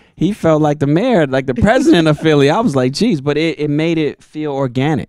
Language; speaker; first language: English; native; English